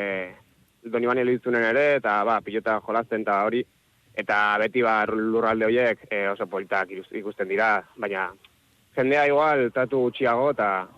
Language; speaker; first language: Basque; non-native, local second language; Spanish